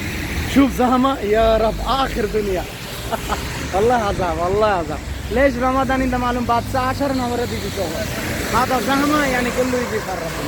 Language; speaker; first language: Arabic; non-native, learner; Bangla